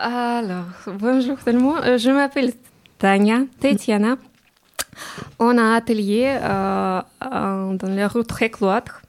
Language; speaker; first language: French; non-native, learner; Ukrainian